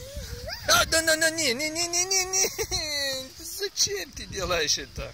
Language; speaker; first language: Russian; non-native, learner; Turkish